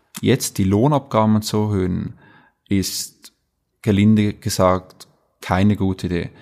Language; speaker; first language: German; native; German